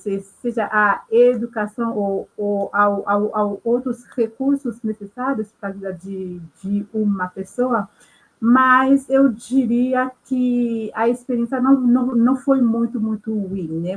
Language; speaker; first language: Portuguese; non-native, local second language; Haitian Creole